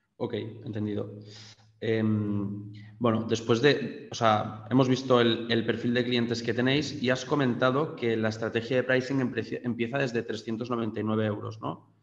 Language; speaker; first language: Spanish; native; Spanish